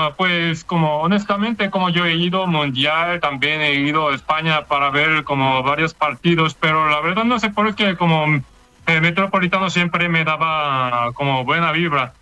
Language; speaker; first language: Spanish; non-native, fluent; Korean